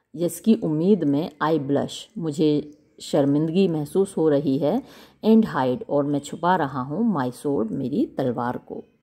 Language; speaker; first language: Hindi; native; Hindi